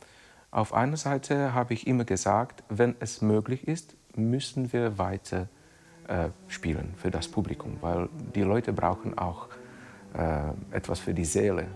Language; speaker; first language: German; non-native, fluent; Czech